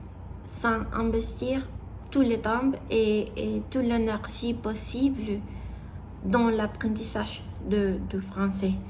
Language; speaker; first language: French; non-native, learner; Spanish